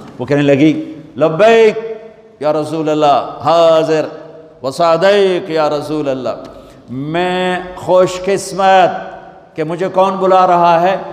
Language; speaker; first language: Urdu; non-native, local second language; Punjabi